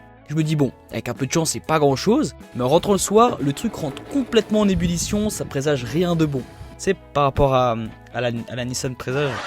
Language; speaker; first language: French; native; French